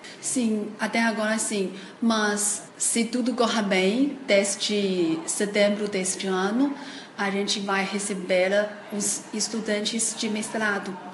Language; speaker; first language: Portuguese; non-native, fluent; Chinese